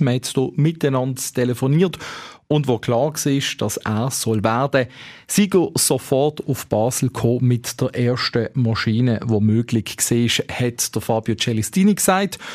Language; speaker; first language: German; native; German